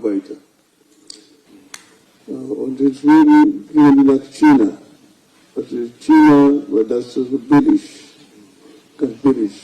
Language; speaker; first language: German; non-native, fluent; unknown